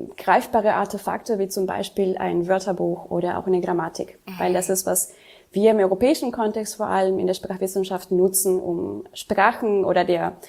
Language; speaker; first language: German; non-native, fluent; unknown